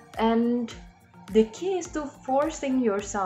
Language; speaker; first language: English; non-native, learner; Indonesian